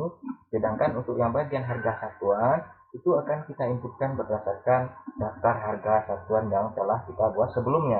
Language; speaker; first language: Indonesian; native; Indonesian